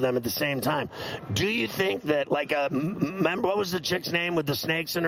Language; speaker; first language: English; native; English